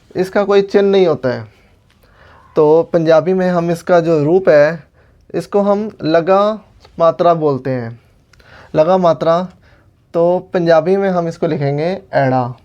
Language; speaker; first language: Hindi; non-native, local second language; Punjabi